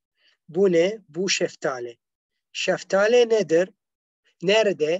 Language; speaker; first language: Turkish; non-native, fluent; Arabic